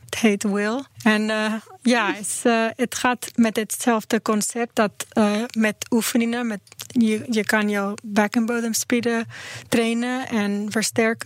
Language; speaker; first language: Dutch; non-native, learner; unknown